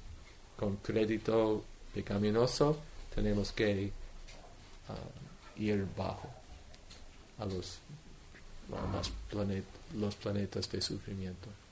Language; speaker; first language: Spanish; non-native, fluent; English